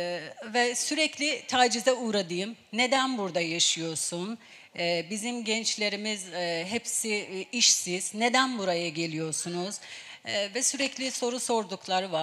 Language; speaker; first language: Turkish; non-native, fluent; Persian